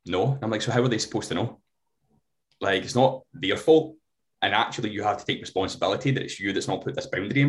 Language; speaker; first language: English; native; English